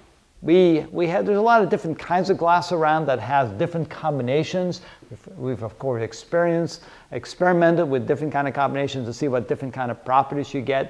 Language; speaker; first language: English; non-native, fluent; Dutch